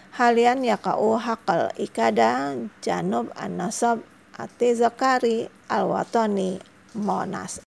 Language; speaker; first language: Arabic; non-native, fluent; Indonesian